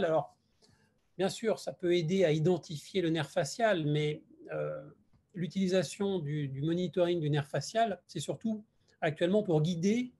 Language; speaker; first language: French; native; French